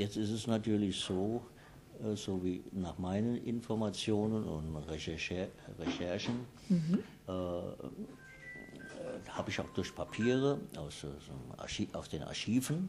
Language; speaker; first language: German; native; German